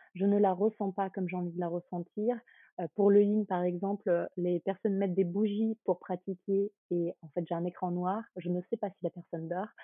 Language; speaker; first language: French; early bilingual, other home language; Ukrainian